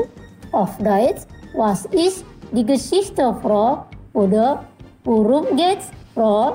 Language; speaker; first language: German; non-native, fluent; Indonesian